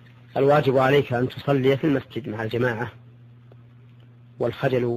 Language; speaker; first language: Arabic; native; Arabic